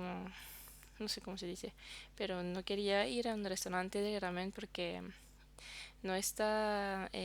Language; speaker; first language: Spanish; non-native, fluent; French